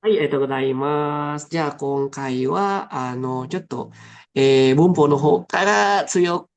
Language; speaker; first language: Japanese; non-native, fluent; Indonesian